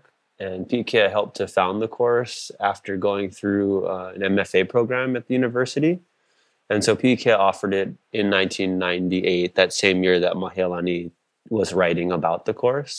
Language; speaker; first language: English; native; English